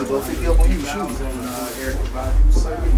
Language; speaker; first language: English; native; English